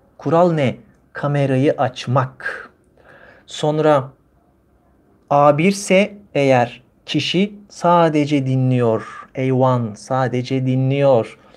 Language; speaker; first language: Turkish; native; Turkish